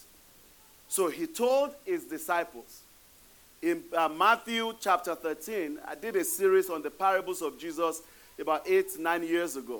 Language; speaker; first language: English; non-native, local second language; Yoruba